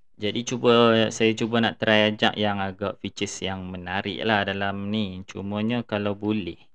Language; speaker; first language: Malay; native; Malay